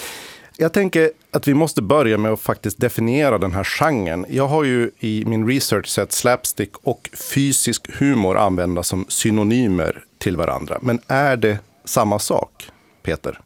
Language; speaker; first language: Swedish; native; Swedish